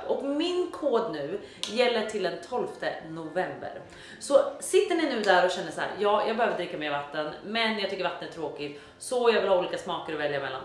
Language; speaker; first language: Swedish; native; Swedish